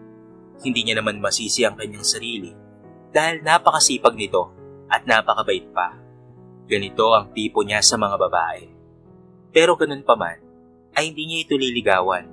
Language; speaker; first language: Filipino; native; Filipino